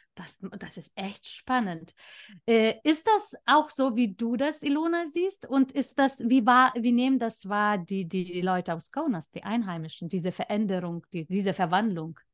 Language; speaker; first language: German; non-native, fluent; Lithuanian